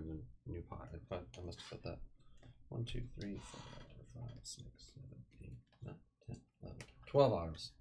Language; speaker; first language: English; native; English